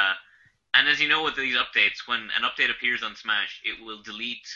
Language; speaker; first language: English; native; English